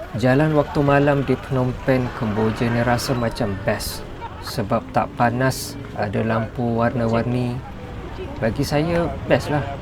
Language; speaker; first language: Malay; non-native, fluent; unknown